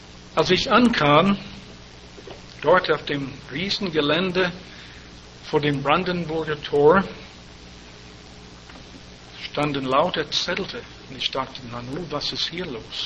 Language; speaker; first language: German; native; German